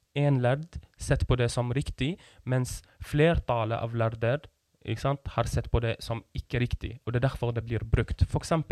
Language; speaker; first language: Norwegian; non-native, fluent; Kurdish